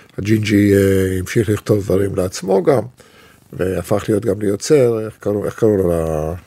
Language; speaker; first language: Hebrew; native; Hebrew